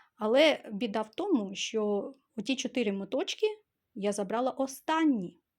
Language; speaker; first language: Ukrainian; non-native, local second language; Russian